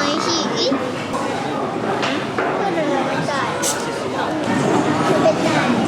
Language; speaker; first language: Japanese; early bilingual, heritage; Japanese